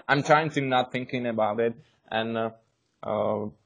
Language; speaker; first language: English; non-native, learner; Czech